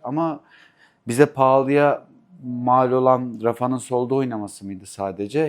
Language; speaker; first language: Turkish; native; Turkish